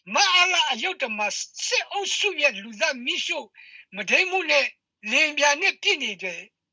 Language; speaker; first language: Burmese; non-native, local second language; S'gaw Karen